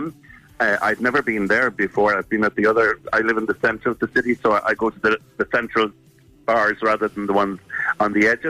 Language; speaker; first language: English; native; English